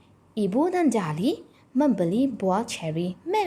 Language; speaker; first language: Indonesian; non-native, local second language; Chinese